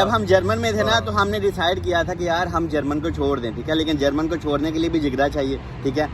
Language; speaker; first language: Urdu; non-native, local second language; Punjabi